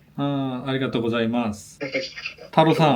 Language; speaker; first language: Japanese; non-native, learner; Korean